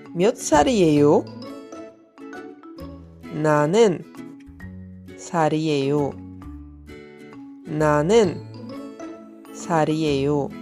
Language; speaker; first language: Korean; non-native, fluent; Polish